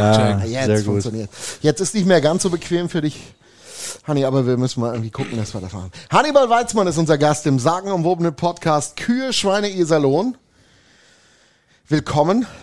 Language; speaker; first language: German; native; German